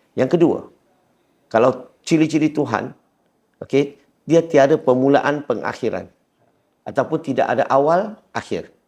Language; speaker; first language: Malay; non-native, local second language; Chinese